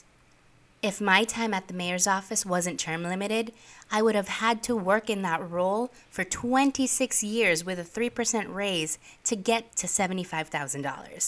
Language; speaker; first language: English; native; English